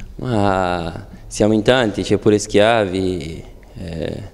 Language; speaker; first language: Italian; non-native, fluent; Portuguese